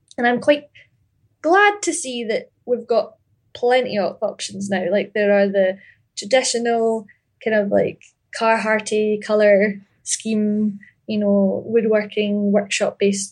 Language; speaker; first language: English; native; English